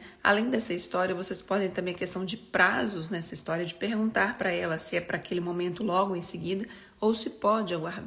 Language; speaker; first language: Portuguese; native; Portuguese